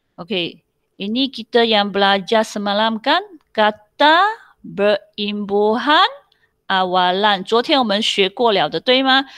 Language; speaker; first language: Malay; non-native, local second language; Chinese